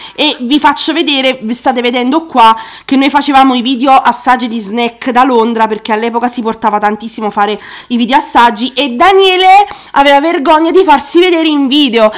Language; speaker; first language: Italian; native; Italian